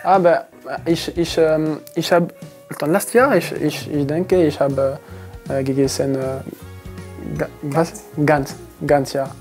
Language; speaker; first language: German; non-native, learner; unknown